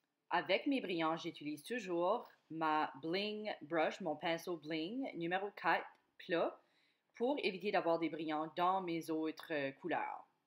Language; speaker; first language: French; native; French